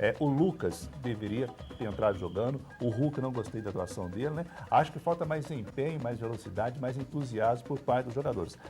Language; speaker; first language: Portuguese; native; Portuguese